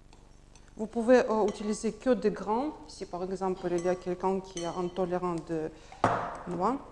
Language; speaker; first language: French; non-native, learner; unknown